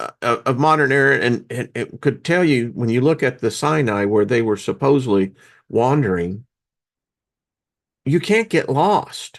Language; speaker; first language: English; native; English